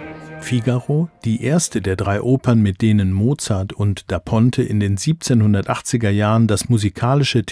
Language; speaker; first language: German; native; German